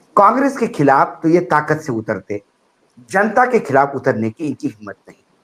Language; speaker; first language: Hindi; non-native, local second language; Marathi